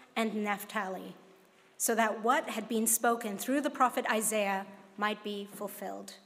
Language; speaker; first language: English; non-native, local second language; Cantonese